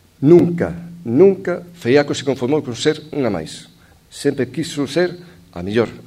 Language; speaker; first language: Galician; native; Galician